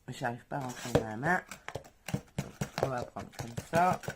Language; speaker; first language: French; native; French